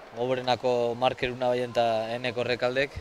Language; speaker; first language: Basque; native; Basque